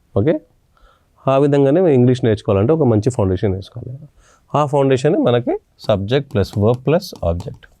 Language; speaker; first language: Telugu; non-native, local second language; English